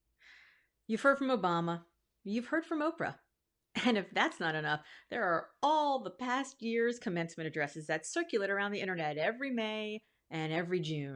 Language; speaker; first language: English; native; English